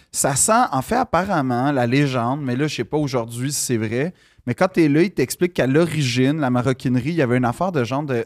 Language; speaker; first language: French; native; French